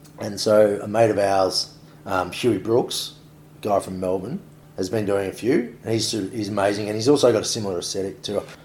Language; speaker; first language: English; native; English